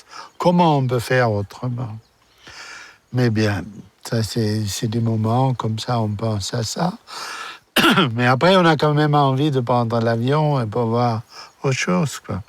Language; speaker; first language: French; non-native, fluent; German